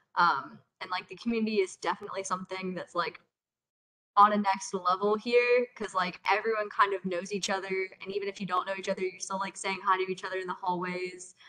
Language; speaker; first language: English; native; English